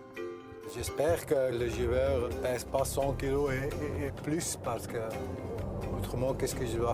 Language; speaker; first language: French; non-native, local second language; Dutch